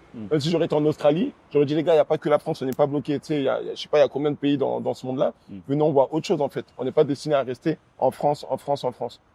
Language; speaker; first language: French; early bilingual, other home language; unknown